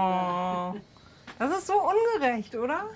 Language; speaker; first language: German; native; German